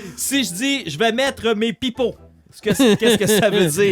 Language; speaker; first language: French; native; French